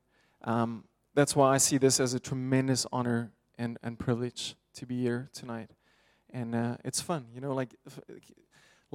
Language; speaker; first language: English; non-native, local second language; Afrikaans